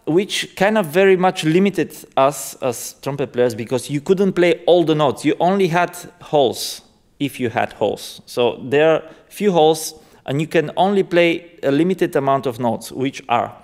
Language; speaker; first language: English; non-native, fluent; Bulgarian